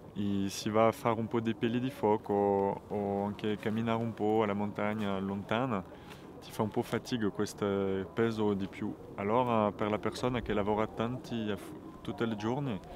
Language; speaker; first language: Italian; non-native, fluent; French